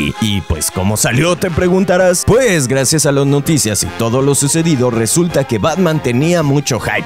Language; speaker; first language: Spanish; native; Spanish